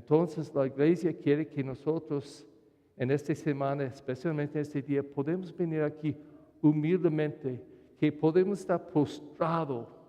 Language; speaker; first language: Spanish; non-native, fluent; English